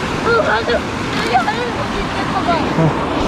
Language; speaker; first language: Korean; native; Korean